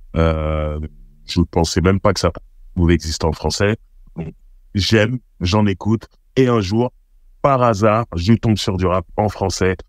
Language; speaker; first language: French; native; French